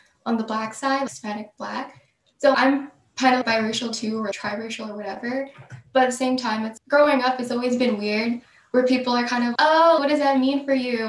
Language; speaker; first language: English; native; English